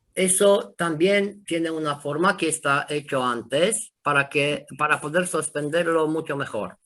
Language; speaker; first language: Spanish; non-native, fluent; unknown